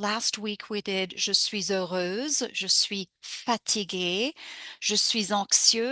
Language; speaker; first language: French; non-native, fluent; English